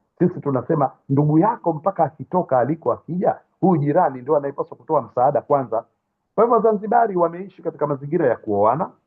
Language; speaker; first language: Swahili; native; Swahili